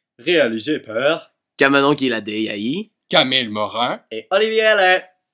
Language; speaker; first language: French; native; French